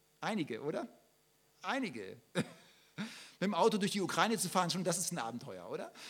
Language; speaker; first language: German; native; German